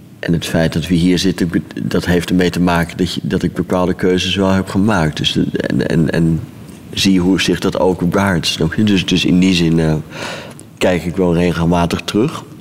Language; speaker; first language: Dutch; native; Dutch